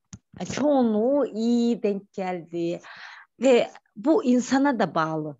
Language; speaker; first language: Turkish; non-native, fluent; Kyrgyz